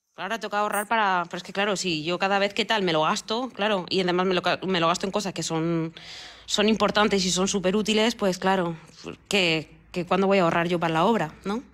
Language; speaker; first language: Spanish; native; Spanish